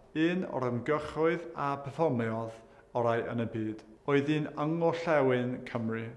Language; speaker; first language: Welsh; non-native, local second language; English